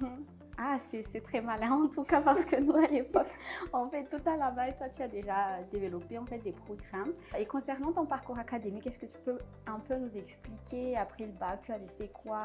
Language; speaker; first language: French; non-native, local second language; Malagasy